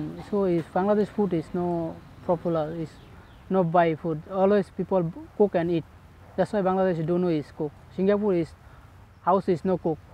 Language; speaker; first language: English; non-native, learner; Bangla